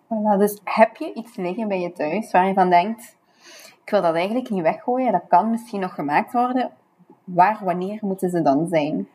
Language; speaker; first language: Dutch; native; Dutch